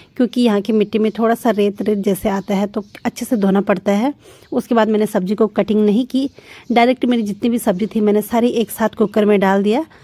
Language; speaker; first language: Hindi; native; Hindi